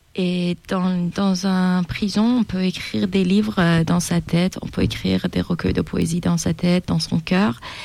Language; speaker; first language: French; non-native, fluent; Persian